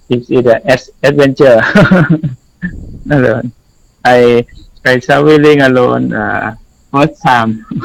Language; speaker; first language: English; non-native, learner; Thai